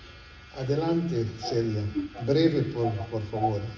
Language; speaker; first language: Spanish; non-native, fluent; Papiamento